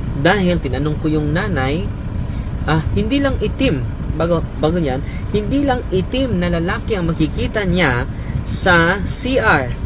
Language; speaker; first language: Filipino; non-native, local second language; Cebuano